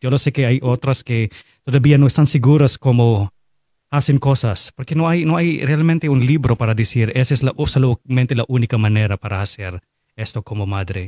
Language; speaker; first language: Spanish; non-native, fluent; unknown